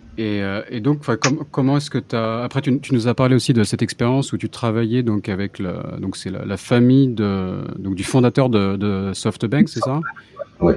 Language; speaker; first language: French; native; French